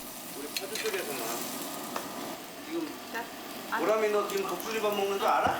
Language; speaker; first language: Korean; native; Korean